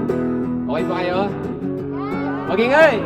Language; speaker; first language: Filipino; native; Filipino